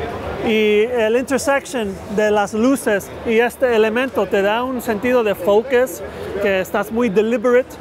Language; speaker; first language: Spanish; early bilingual, heritage; Spanish